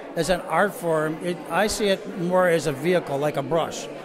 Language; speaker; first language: English; native; English